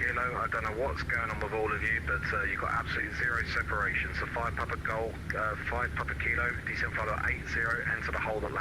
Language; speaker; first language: English; native; English